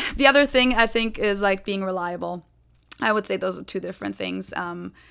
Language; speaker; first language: English; non-native, fluent; German